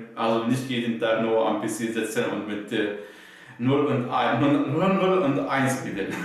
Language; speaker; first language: German; non-native, learner; Arabic